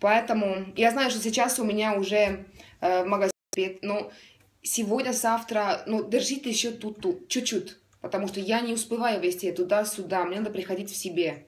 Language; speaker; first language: Russian; non-native, learner; Estonian